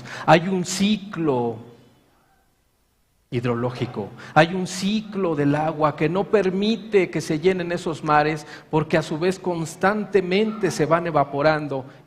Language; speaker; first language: Spanish; native; Spanish